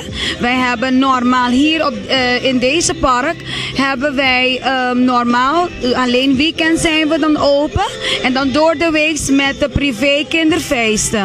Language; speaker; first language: Dutch; non-native, local second language; Papiamento